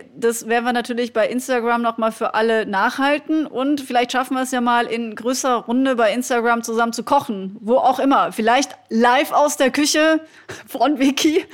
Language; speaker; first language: German; native; German